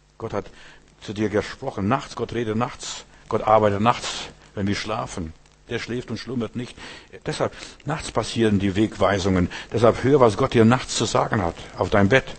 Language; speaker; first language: German; early bilingual, heritage; German